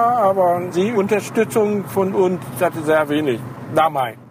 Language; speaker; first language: German; non-native, learner; Vietnamese